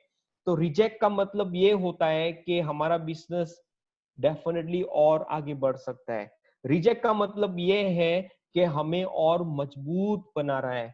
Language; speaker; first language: Hindi; native; Hindi